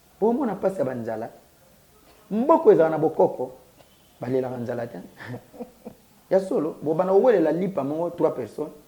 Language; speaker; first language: Lingala; non-native, local second language; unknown